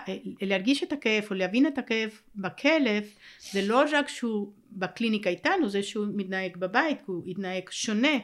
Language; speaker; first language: Hebrew; non-native, fluent; Spanish